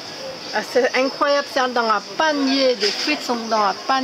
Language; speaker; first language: French; native; French